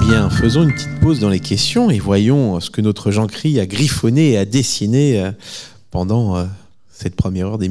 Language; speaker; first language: French; native; French